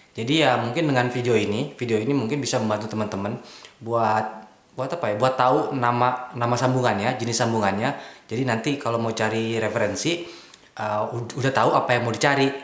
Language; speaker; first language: Indonesian; native; Indonesian